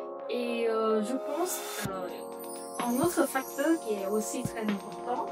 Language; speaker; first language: French; non-native, fluent; Vietnamese